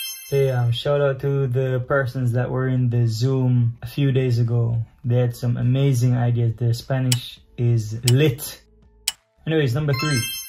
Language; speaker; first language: English; native; English